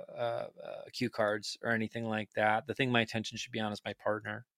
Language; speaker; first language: English; native; English